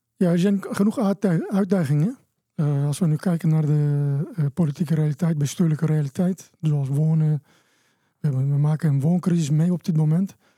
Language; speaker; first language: Dutch; non-native, fluent; Turkish